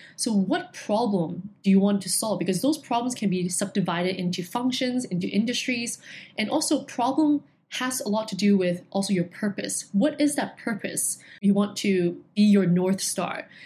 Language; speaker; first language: English; non-native, local second language; Cantonese